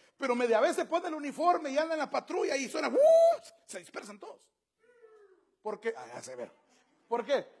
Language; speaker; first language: Spanish; native; Spanish